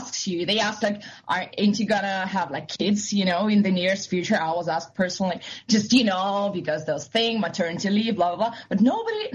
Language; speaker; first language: English; non-native, fluent; Russian